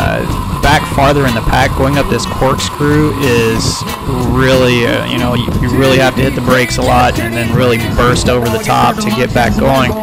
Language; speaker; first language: English; native; English